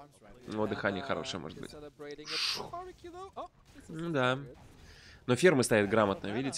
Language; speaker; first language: Russian; native; Russian